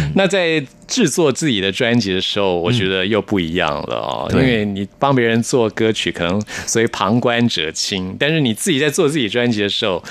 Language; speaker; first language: Chinese; native; Chinese